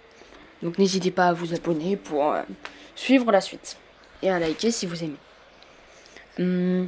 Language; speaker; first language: French; native; French